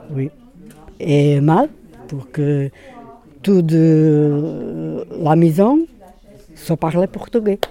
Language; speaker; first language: French; non-native, learner; Portuguese